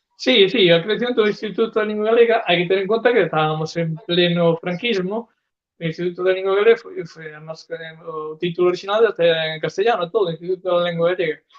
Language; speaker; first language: Galician; native; Galician